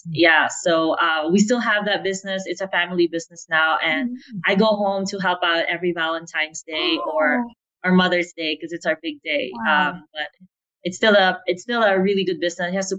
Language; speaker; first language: English; non-native, local second language; Filipino